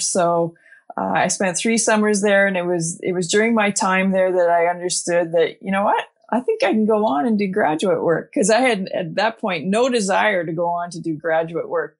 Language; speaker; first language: English; native; English